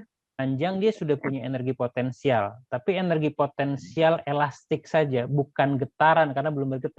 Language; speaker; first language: Indonesian; native; Indonesian